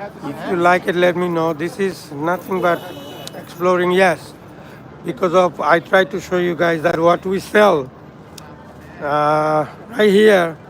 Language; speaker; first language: English; non-native, local second language; Bangla